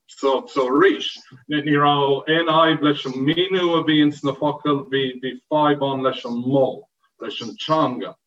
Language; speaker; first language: Irish; non-native, fluent; English